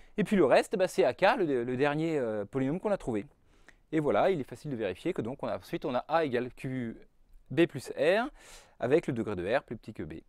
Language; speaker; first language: French; native; French